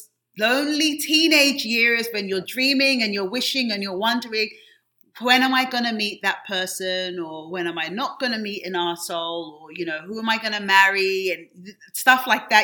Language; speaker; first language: English; native; English